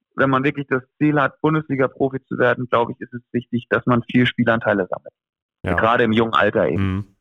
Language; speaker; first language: German; native; German